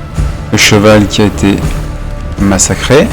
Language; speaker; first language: French; native; French